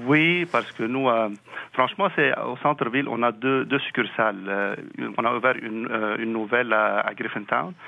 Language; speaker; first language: French; non-native, local second language; Arabic